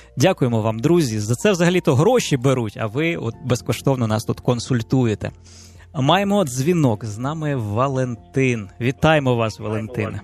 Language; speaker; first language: Ukrainian; native; Ukrainian